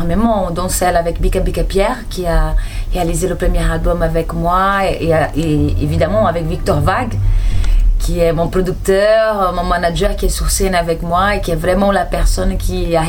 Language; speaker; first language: French; non-native, fluent; Portuguese